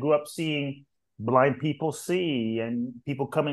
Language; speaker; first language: English; native; English